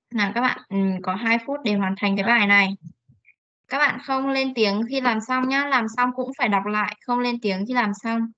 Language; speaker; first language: Vietnamese; native; Vietnamese